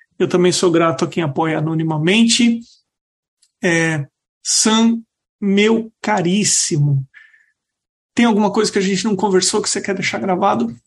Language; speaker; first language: Portuguese; native; Portuguese